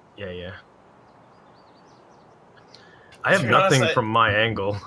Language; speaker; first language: English; native; English